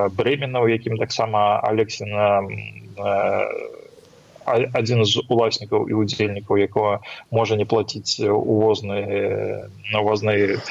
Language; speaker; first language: Belarusian; non-native, local second language; Russian